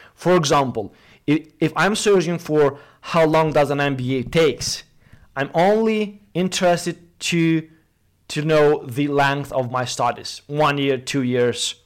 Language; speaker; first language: English; non-native, fluent; Albanian